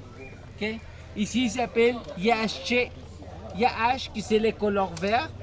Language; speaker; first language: French; non-native, fluent; Spanish